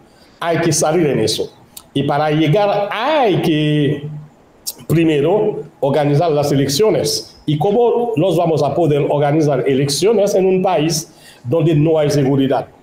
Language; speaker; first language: Spanish; non-native, local second language; Haitian Creole